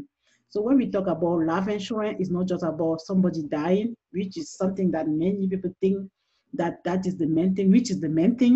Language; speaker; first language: English; non-native, local second language; French